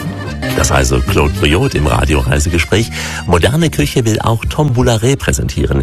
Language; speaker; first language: German; native; German